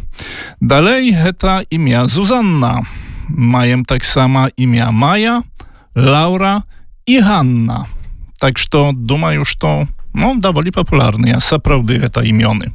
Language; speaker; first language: Polish; non-native, learner; Belarusian